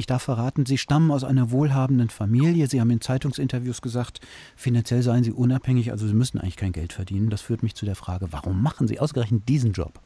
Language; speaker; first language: German; native; German